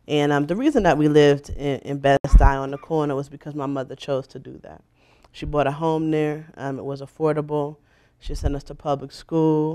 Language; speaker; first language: English; native; English